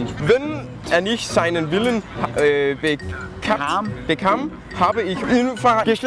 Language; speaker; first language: German; non-native, learner; Danish